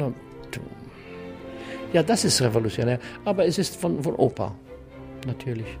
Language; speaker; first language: German; non-native, fluent; English